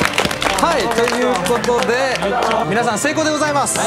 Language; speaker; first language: Japanese; native; Japanese